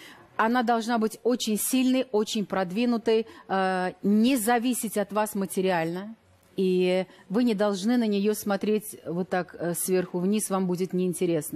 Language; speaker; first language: Russian; native; Russian